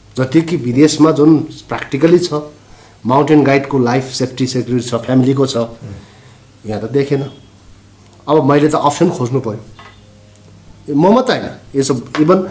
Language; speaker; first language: Nepali; non-native, local second language; Sherpa